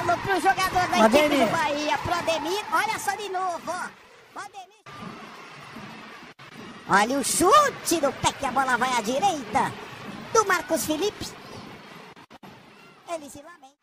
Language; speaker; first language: Portuguese; native; Portuguese